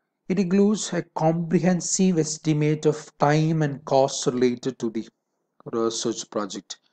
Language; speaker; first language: English; non-native, local second language; Malayalam